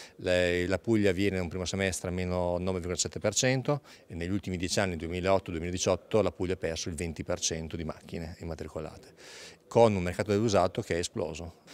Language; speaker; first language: Italian; native; Italian